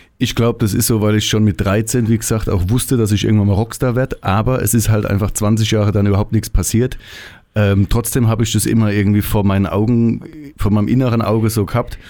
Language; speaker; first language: German; native; German